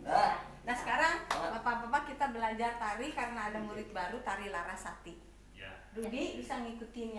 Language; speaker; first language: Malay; non-native, local second language; Sundanese